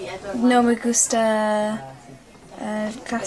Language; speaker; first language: Spanish; non-native, learner; English